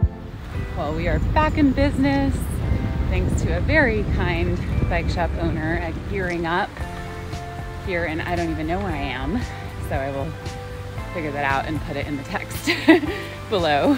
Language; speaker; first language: English; native; English